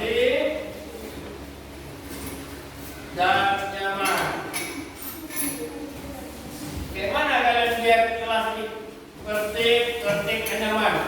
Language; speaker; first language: Indonesian; native; Indonesian